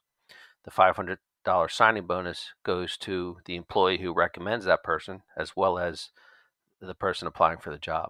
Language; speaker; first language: English; native; English